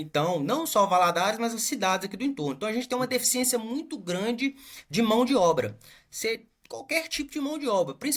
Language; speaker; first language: Portuguese; native; Portuguese